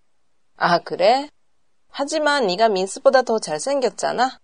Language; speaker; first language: Korean; non-native, fluent; Japanese